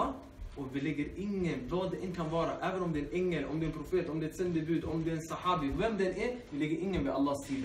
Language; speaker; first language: Swedish; early bilingual, other home language; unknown